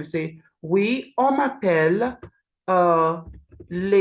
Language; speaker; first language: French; non-native, learner; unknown